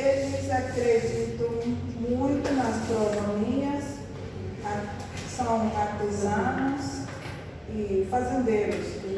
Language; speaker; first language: Portuguese; non-native, learner; Spanish